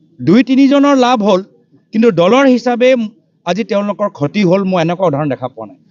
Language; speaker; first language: Assamese; native; Assamese